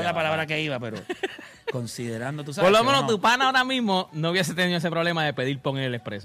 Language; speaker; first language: Spanish; native; Spanish